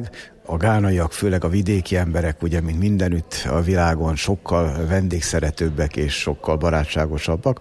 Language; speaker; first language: Hungarian; native; Hungarian